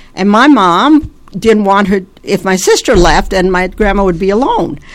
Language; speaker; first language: English; early bilingual, other home language; Italian